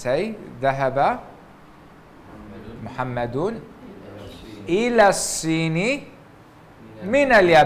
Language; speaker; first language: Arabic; non-native, fluent; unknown